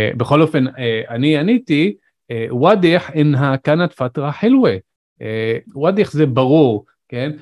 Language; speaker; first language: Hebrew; non-native, local second language; Arabic